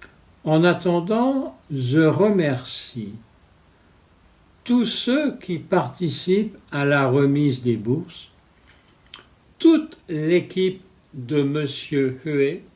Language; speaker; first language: French; non-native, fluent; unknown